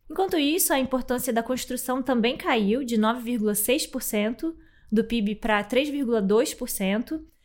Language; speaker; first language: Portuguese; native; Portuguese